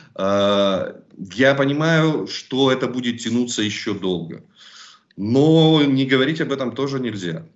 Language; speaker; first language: Russian; native; Russian